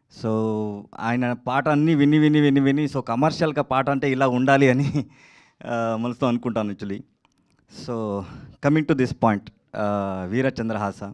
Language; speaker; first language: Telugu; non-native, learner; Kannada